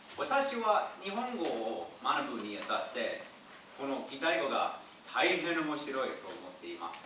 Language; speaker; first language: Japanese; non-native, learner; English